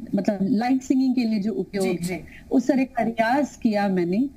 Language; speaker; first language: Hindi; non-native, local second language; Tamil